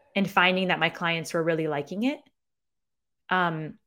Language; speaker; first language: English; native; English